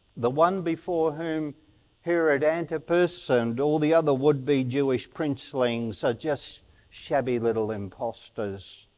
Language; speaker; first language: English; native; English